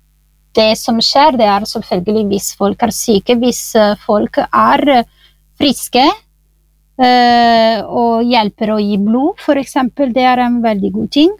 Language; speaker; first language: Norwegian; non-native, fluent; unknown